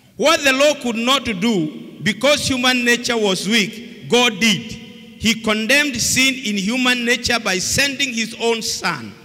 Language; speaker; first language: English; non-native, local second language; Swahili